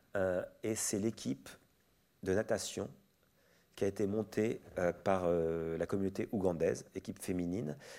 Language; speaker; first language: French; native; French